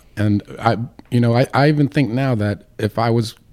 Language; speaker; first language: English; native; English